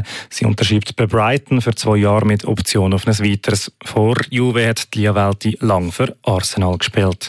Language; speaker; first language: German; native; German